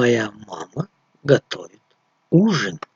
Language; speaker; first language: Russian; non-native, fluent; Tajik